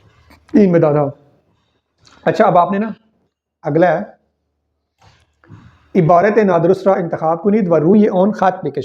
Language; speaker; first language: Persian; non-native, fluent; Urdu